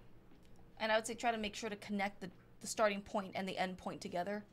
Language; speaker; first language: English; native; English